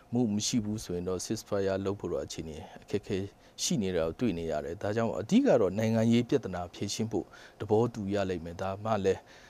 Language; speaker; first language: Burmese; non-native, local second language; Kachin